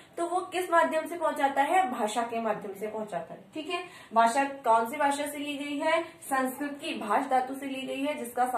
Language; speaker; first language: Hindi; native; Hindi